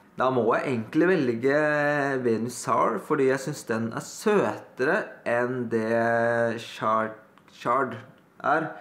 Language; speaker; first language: Norwegian; early bilingual, other home language; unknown